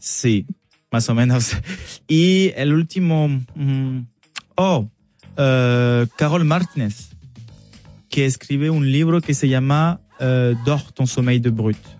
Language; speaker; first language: Spanish; non-native, learner; French